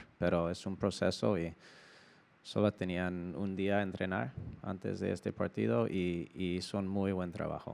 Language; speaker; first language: Spanish; non-native, learner; English